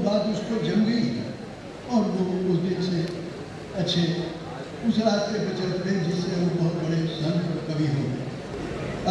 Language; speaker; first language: Hindi; native; Hindi